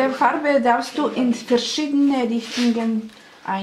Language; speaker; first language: German; non-native, learner; Russian